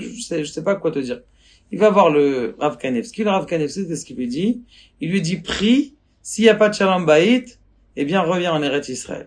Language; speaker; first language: French; native; French